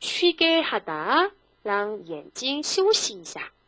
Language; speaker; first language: Chinese; non-native, fluent; Korean